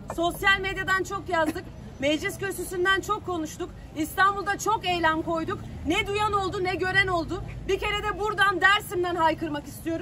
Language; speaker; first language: Turkish; native; Turkish